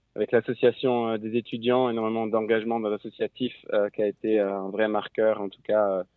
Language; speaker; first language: French; native; French